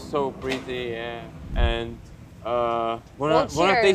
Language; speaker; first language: English; non-native, learner; Czech